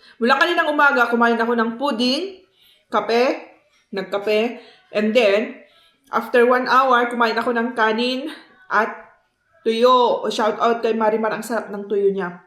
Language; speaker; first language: Filipino; non-native, local second language; Iloko